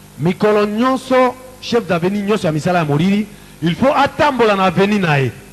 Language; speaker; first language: Lingala; native; Lingala